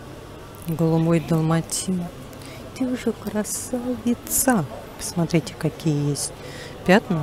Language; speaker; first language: Russian; native; Russian